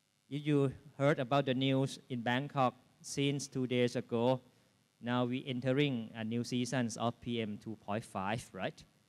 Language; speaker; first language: English; non-native, fluent; Thai